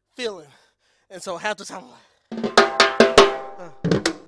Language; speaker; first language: English; native; English